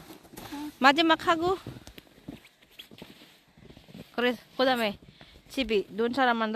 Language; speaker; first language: Korean; non-native, learner; Filipino